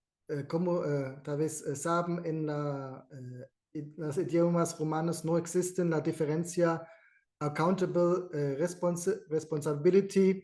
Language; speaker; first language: Spanish; non-native, fluent; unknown